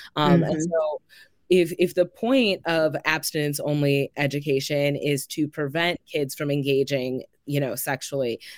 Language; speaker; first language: English; native; English